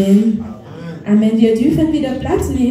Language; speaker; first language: German; non-native, learner; French